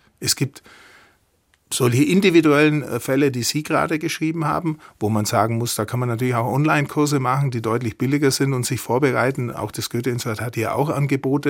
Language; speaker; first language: German; native; German